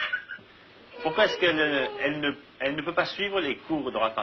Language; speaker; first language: French; native; French